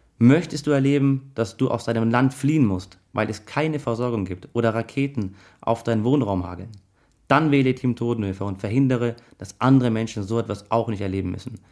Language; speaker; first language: German; early bilingual, other home language; Arabic